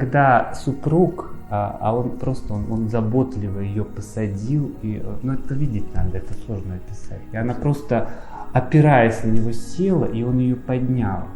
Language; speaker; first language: Russian; native; Russian